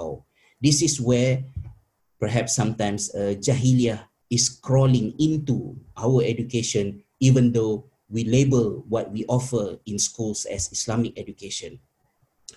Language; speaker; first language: English; non-native, local second language; Malay